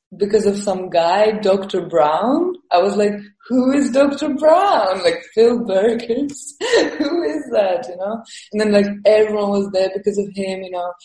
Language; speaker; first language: English; early bilingual, other home language; Estonian